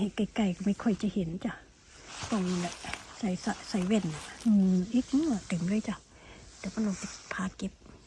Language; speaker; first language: Thai; native; Thai